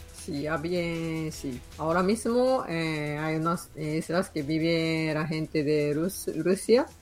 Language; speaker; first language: Spanish; non-native, learner; Japanese